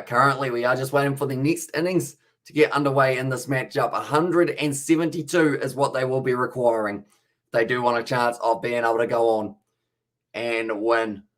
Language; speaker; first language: English; native; English